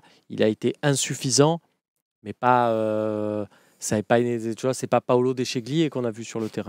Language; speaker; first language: French; native; French